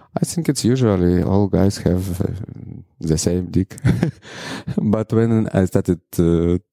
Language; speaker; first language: English; non-native, learner; Ukrainian